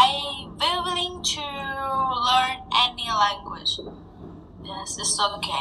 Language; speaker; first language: English; non-native, learner; Thai